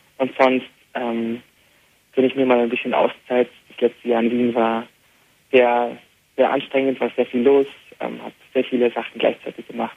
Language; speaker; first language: German; early bilingual, heritage; Arabic